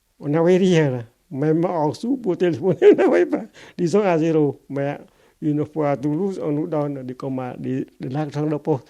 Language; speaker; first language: French; non-native, fluent; Khmer